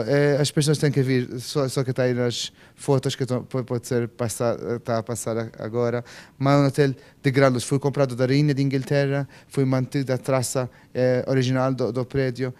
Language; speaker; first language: Portuguese; non-native, fluent; Maltese